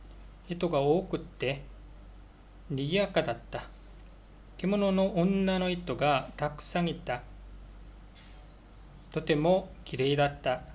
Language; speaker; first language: Japanese; non-native, learner; Korean